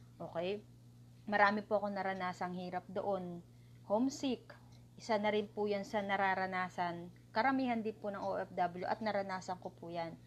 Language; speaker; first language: Filipino; native; Filipino